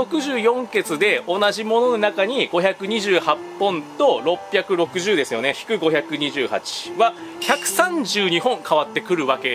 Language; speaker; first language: Japanese; native; Japanese